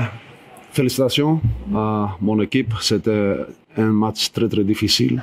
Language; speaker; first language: French; non-native, fluent; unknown